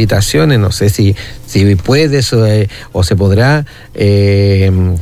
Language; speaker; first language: Spanish; native; Spanish